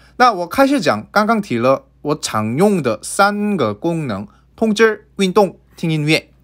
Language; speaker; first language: Chinese; non-native, fluent; Korean